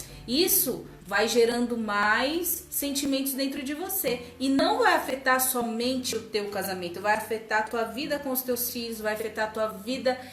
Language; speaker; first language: Portuguese; native; Portuguese